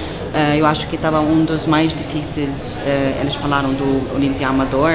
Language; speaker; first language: Portuguese; non-native, fluent; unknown